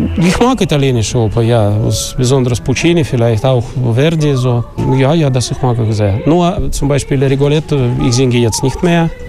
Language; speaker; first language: German; non-native, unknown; Russian